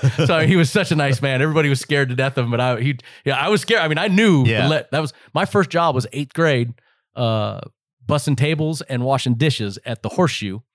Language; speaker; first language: English; native; English